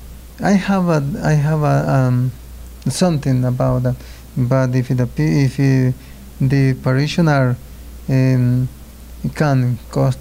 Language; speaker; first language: English; non-native, learner; Spanish